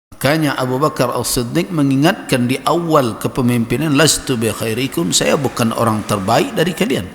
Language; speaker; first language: Malay; non-native, local second language; Minangkabau